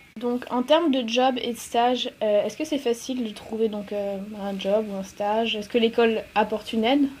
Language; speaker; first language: French; native; French